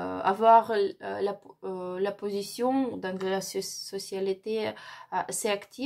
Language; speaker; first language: French; non-native, learner; Ukrainian